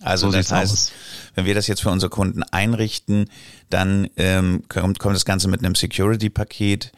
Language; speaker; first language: German; native; German